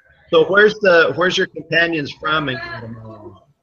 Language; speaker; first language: English; native; English